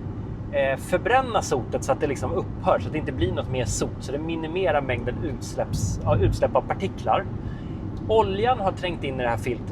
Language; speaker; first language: Swedish; native; Swedish